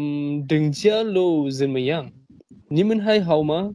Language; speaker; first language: Chinese; non-native, learner; Malay